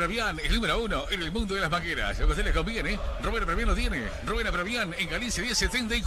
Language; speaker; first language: Spanish; native; Spanish